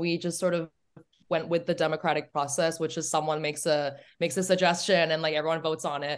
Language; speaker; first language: English; native; English